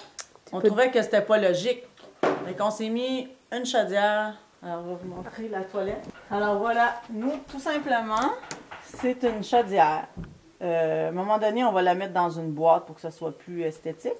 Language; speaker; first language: French; native; French